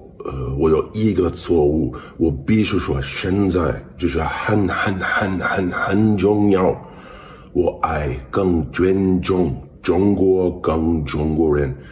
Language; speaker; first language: Chinese; non-native, learner; English